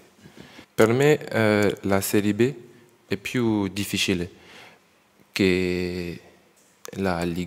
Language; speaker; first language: Italian; non-native, learner; French